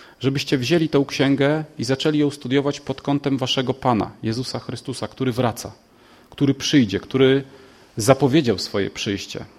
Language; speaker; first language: Polish; native; Polish